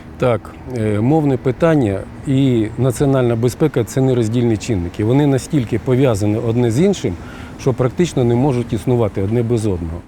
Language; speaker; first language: Ukrainian; non-native, local second language; Russian